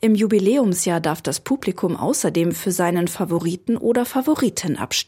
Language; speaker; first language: German; native; German